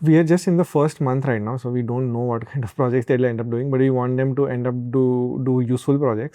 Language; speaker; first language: English; native; English